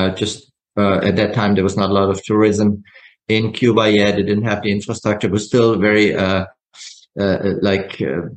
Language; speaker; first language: English; non-native, fluent; German